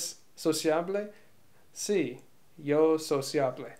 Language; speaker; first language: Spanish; non-native, learner; English